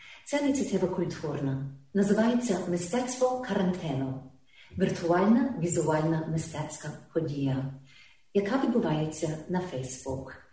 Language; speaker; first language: Ukrainian; early bilingual, heritage; Ukrainian